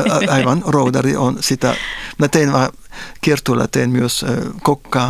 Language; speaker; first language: Finnish; non-native, fluent; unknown